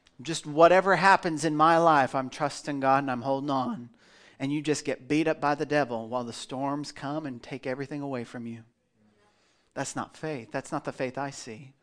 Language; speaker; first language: English; native; English